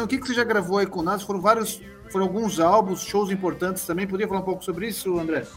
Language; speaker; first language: Portuguese; native; Portuguese